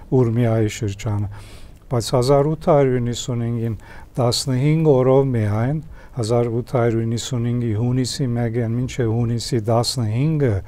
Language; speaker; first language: Armenian; early bilingual, heritage; Armenian